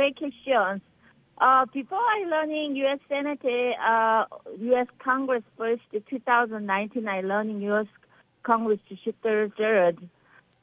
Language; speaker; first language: English; non-native, learner; Korean